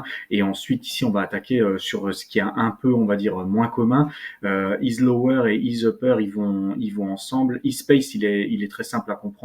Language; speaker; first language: French; native; French